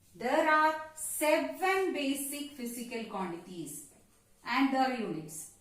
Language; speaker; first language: English; non-native, local second language; Malayalam